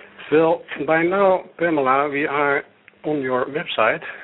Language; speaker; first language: English; non-native, fluent; Dutch